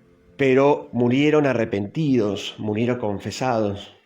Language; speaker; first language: Spanish; native; Spanish